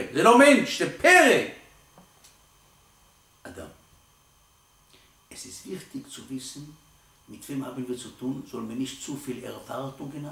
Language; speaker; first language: German; non-native, learner; Hebrew